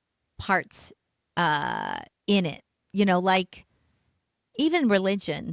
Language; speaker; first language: English; native; English